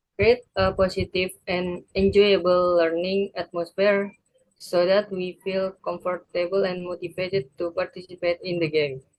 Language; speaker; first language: English; non-native, learner; Indonesian